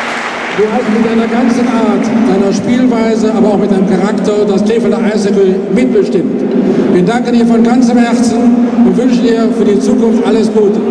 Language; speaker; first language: German; native; German